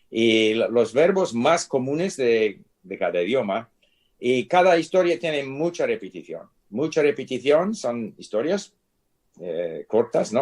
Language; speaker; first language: Spanish; non-native, fluent; English